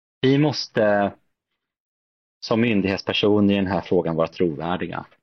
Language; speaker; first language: Swedish; native; Swedish